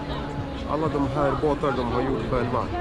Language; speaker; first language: Swedish; early bilingual, other home language; Russian